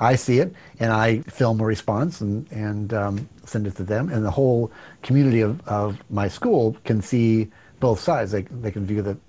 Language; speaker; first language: English; native; English